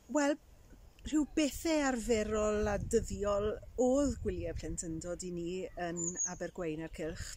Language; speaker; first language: Welsh; native; Welsh